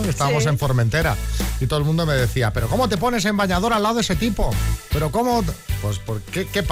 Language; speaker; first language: Spanish; native; Spanish